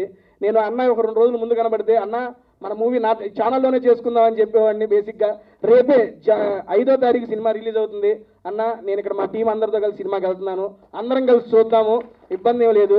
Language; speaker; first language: Telugu; native; Telugu